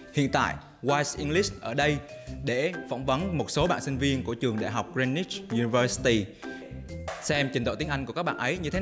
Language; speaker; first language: Vietnamese; native; Vietnamese